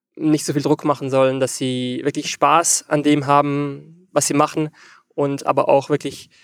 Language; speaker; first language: German; native; German